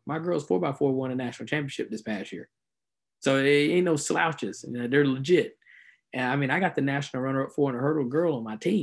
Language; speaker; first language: English; native; English